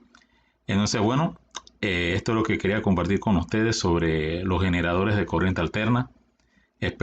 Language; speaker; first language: Spanish; native; Spanish